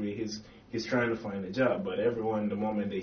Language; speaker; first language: English; non-native, local second language; Ganda